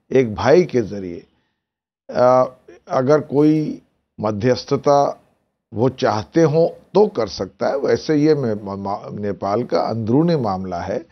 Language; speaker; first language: Hindi; native; Hindi